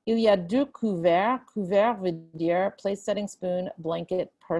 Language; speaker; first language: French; non-native, fluent; English